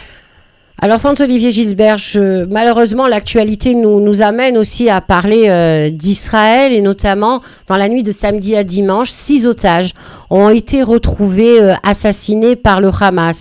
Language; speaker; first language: French; native; French